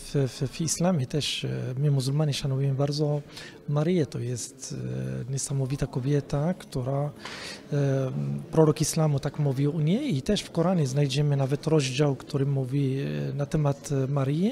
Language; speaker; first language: Polish; non-native, fluent; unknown